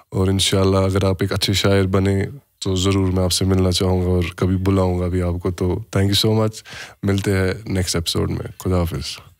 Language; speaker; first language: Hindi; non-native, local second language; Kashmiri